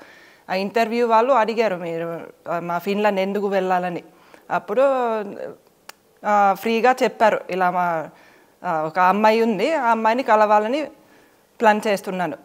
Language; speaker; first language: Telugu; non-native, fluent; Finnish